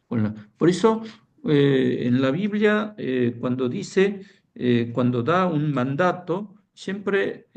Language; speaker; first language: Spanish; non-native, fluent; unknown